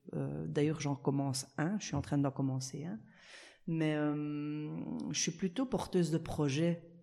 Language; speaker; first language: French; early bilingual, other home language; Italian